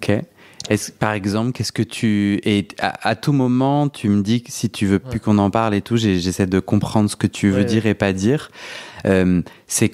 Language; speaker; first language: French; native; French